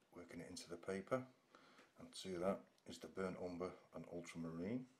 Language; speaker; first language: English; native; English